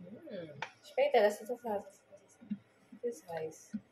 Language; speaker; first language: German; non-native, learner; Filipino